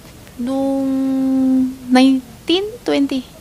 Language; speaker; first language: Filipino; non-native, learner; Chinese